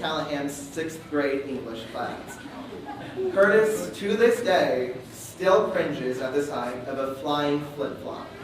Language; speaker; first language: English; native; English